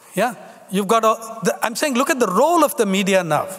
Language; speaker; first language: English; non-native, local second language; Tamil